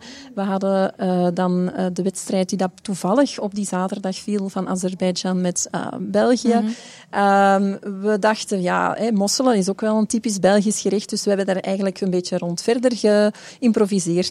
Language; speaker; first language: Dutch; native; Dutch